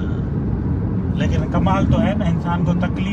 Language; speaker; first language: Hindi; non-native, local second language; Sindhi